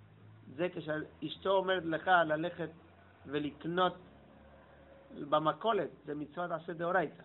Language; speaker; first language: Hebrew; non-native, fluent; English